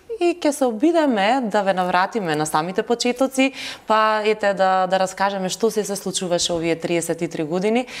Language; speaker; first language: Macedonian; native; Macedonian